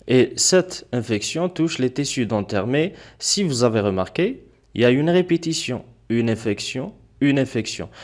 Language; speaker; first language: French; non-native, local second language; Arabic